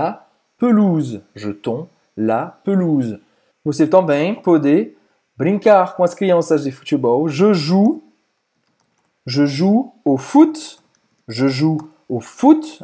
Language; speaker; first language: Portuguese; non-native, fluent; French